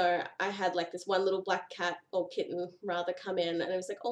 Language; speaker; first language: English; native; English